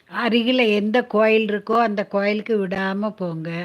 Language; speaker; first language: Tamil; native; Tamil